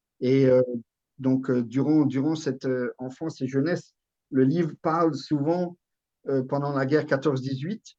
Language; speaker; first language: French; native; French